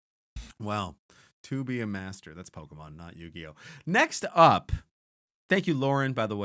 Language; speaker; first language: English; native; English